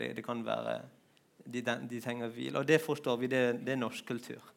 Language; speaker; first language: Norwegian; non-native, fluent; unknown